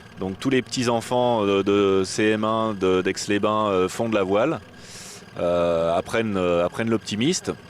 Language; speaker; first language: French; native; French